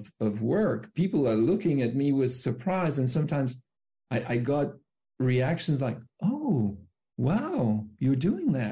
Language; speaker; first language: English; non-native, fluent; French